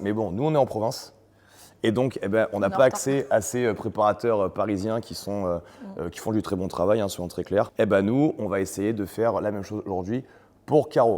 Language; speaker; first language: French; native; French